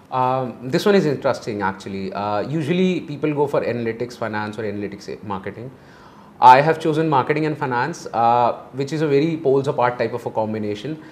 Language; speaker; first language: English; non-native, local second language; Hindi